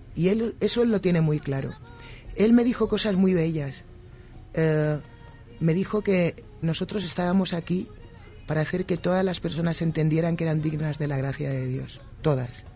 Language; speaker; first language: Spanish; native; Spanish